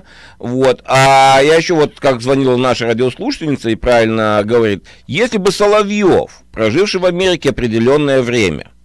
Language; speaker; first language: Russian; native; Russian